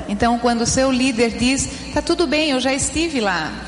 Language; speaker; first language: Portuguese; native; Portuguese